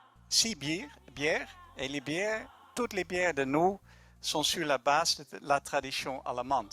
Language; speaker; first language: French; non-native, fluent; German